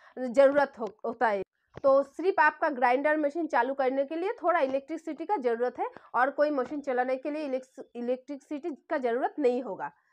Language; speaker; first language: Hindi; non-native, local second language; Bangla